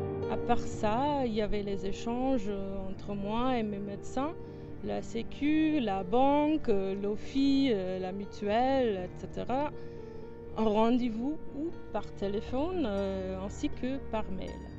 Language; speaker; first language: French; non-native, fluent; English